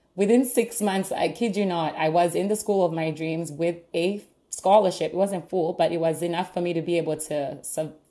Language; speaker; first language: English; non-native, local second language; Ganda